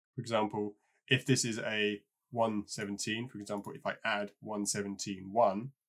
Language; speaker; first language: English; native; English